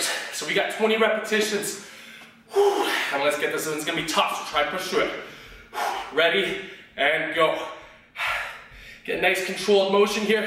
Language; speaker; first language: English; native; English